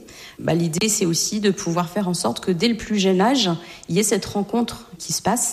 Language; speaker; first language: French; native; French